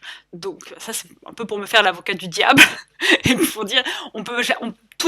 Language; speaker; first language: French; native; French